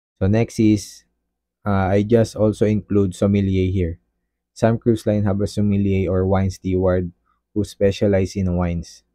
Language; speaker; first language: English; non-native, local second language; Filipino